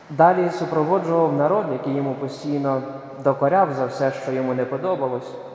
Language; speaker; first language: Ukrainian; native; Ukrainian